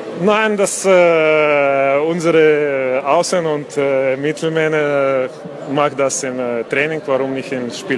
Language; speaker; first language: German; non-native, learner; Russian